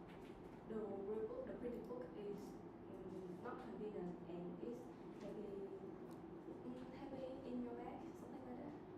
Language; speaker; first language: English; non-native, learner; Vietnamese